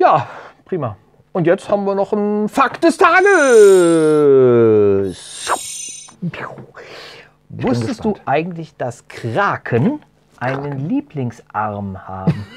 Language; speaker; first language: German; native; German